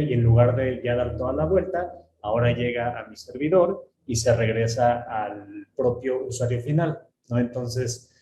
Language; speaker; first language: Spanish; native; Spanish